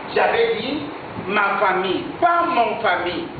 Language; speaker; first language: French; non-native, fluent; Yoruba